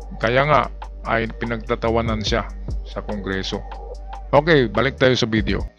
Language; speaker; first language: Filipino; non-native, local second language; Cebuano